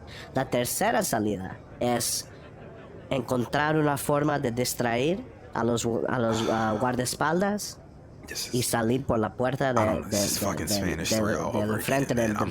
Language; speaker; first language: Spanish; early bilingual, heritage; Spanish